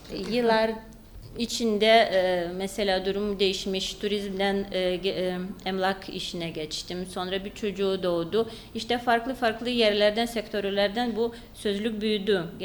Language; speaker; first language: Turkish; non-native, fluent; Lithuanian